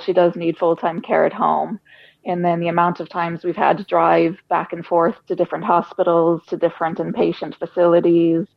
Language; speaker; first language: English; native; English